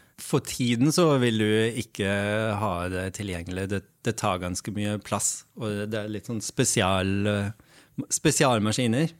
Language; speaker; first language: Norwegian; non-native, fluent; Dutch